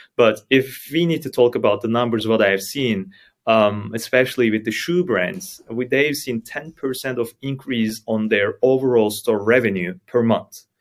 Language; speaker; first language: English; non-native, fluent; Turkish